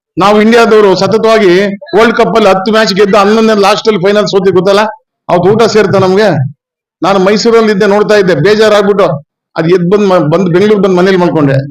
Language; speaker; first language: Kannada; native; Kannada